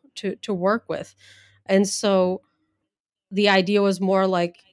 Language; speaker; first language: English; non-native, fluent; Portuguese